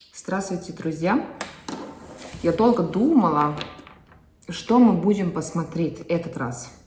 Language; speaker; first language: Russian; non-native, fluent; Estonian